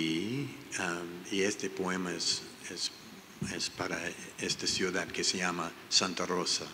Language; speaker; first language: Spanish; non-native, learner; English